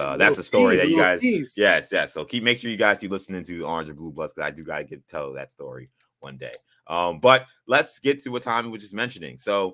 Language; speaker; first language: English; native; English